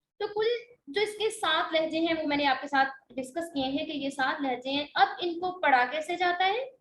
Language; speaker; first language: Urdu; native; Urdu